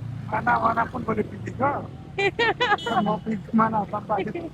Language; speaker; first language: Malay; non-native, learner; Nepali